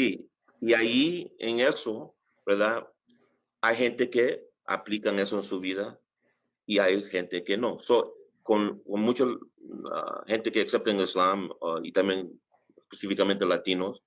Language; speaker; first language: Spanish; early bilingual, heritage; English